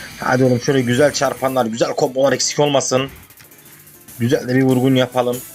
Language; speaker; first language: Turkish; native; Turkish